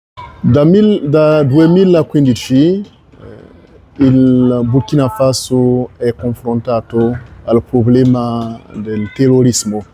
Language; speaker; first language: Italian; non-native, learner; French